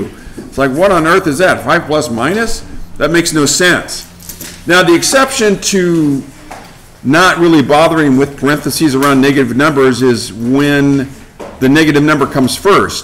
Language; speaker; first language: English; native; English